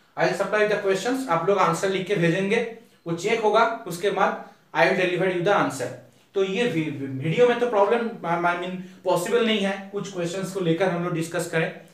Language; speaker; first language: Hindi; non-native, local second language; Bangla